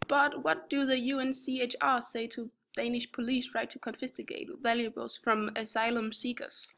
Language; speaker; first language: English; non-native, fluent; Danish